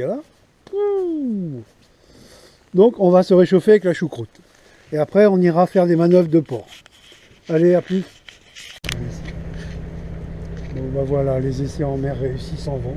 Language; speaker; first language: French; native; French